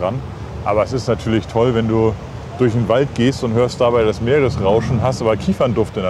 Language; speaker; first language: German; native; German